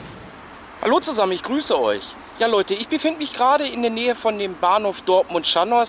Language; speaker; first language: German; native; German